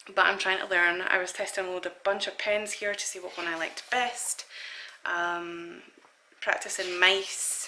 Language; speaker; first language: English; native; English